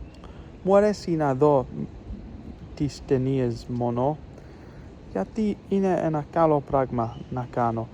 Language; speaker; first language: Greek; non-native, learner; English